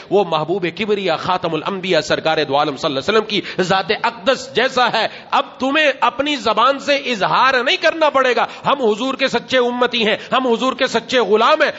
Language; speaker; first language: Urdu; non-native, local second language; Punjabi